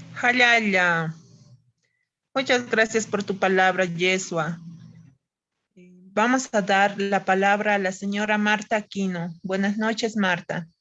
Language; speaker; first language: Spanish; native; Spanish